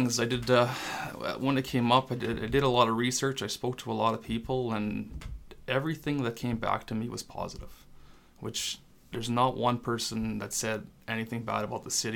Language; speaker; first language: English; non-native, fluent; French